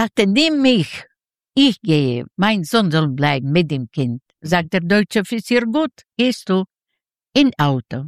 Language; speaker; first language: German; non-native, learner; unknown